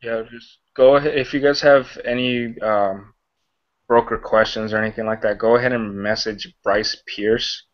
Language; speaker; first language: English; early bilingual, other home language; Spanish